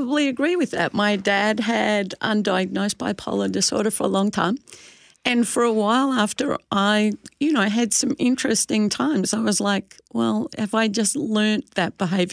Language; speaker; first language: English; native; English